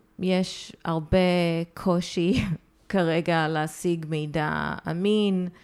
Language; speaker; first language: Hebrew; early bilingual, heritage; Hebrew